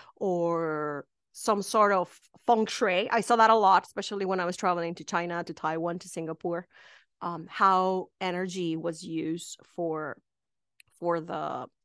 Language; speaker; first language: English; non-native, fluent; Spanish